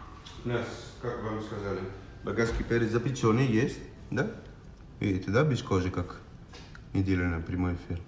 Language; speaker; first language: Russian; non-native, learner; Italian